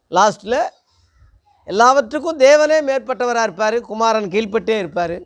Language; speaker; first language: Tamil; non-native, local second language; Telugu